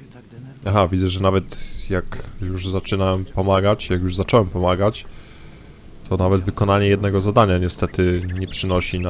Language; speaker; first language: Polish; native; Polish